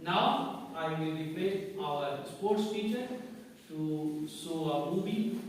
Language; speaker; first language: English; non-native, local second language; Hindi